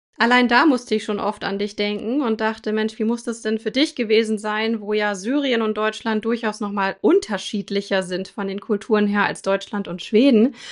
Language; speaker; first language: German; native; German